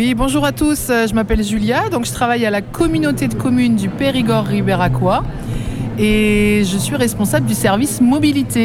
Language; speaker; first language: French; native; French